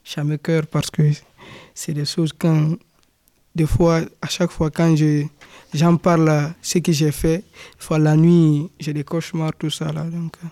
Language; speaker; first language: French; non-native, local second language; Fula